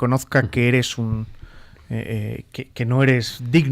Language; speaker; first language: Spanish; native; Spanish